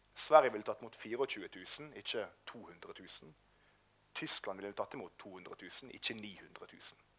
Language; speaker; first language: Norwegian; native; Norwegian